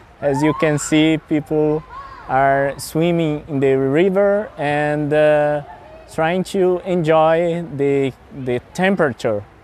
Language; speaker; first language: English; non-native, fluent; Portuguese